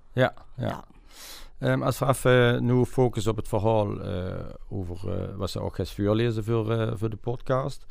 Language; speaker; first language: Dutch; native; Dutch